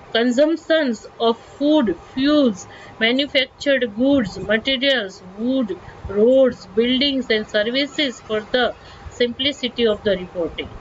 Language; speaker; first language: English; non-native, local second language; Gujarati